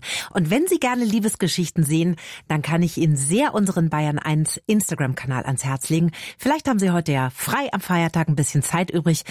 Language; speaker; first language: German; native; German